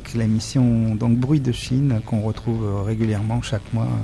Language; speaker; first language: French; native; French